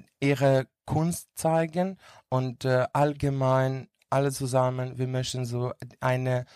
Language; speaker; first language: German; non-native, learner; Greek